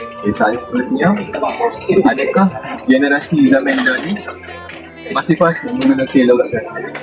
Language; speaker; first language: Malay; native; Malay